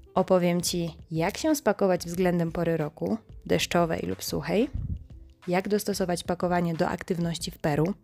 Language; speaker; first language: Polish; native; Polish